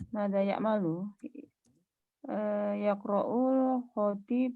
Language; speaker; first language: Arabic; non-native, learner; Indonesian